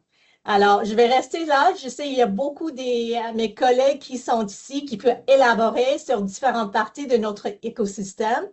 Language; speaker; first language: French; non-native, fluent; English